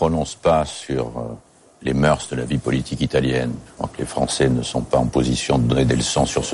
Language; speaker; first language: French; native; French